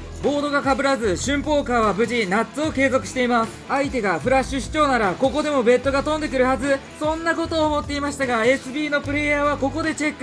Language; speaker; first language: Japanese; native; Japanese